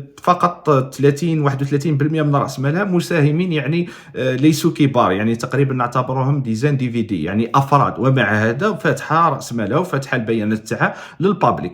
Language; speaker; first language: Arabic; native; Arabic